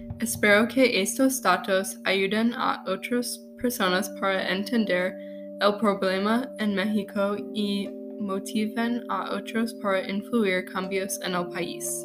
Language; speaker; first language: Spanish; non-native, learner; English